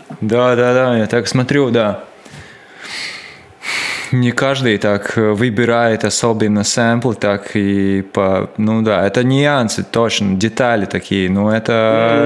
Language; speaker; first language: Russian; non-native, local second language; Latvian